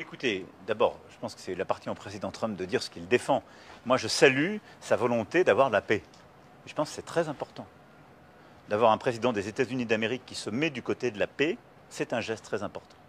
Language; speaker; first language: French; native; French